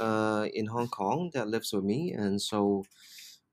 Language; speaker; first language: English; non-native, local second language; Cantonese